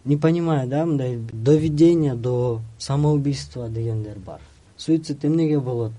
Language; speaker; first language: Russian; non-native, local second language; Kyrgyz